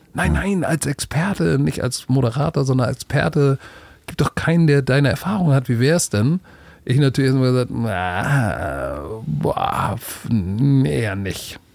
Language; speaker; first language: German; native; German